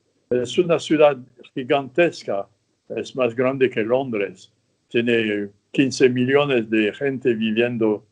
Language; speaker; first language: Spanish; non-native, fluent; French